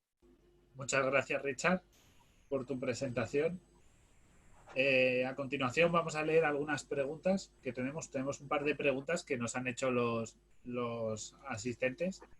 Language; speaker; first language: Spanish; native; Spanish